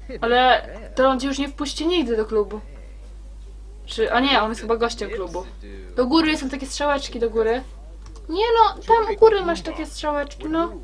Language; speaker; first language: Polish; native; Polish